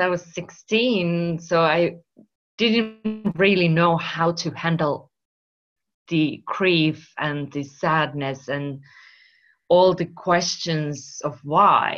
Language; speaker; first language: English; non-native, fluent; Finnish